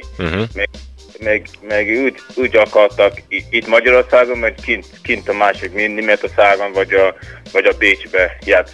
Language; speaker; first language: Hungarian; non-native, learner; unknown